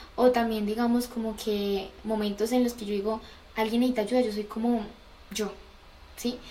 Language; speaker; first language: Spanish; native; Spanish